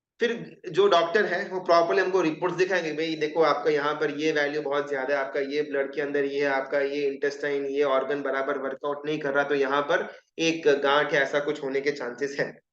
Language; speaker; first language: Hindi; non-native, local second language; Gujarati